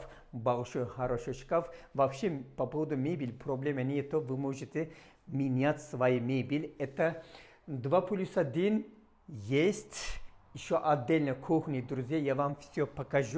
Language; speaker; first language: Russian; non-native, learner; Turkish